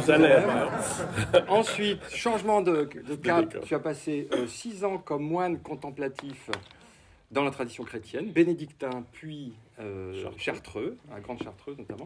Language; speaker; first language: French; native; French